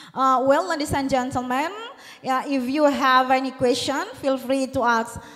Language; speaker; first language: English; non-native, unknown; Indonesian